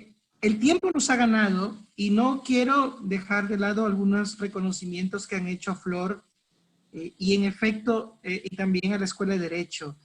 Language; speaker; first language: Spanish; native; Spanish